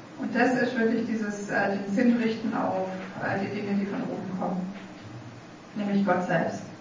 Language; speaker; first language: German; native; German